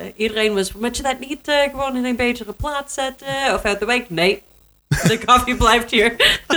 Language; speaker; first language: Dutch; non-native, fluent; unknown